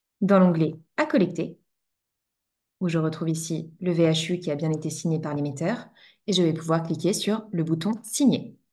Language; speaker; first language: French; native; French